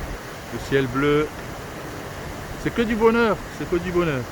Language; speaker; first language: French; native; French